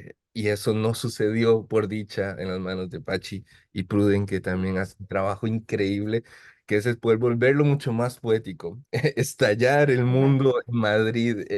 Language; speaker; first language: Spanish; native; Spanish